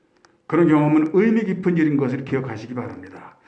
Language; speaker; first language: Korean; native; Korean